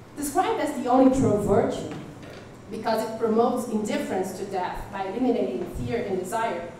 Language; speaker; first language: English; non-native, fluent; Portuguese